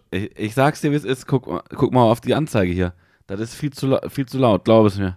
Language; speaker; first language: German; native; German